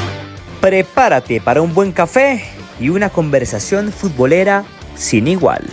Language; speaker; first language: Spanish; native; Spanish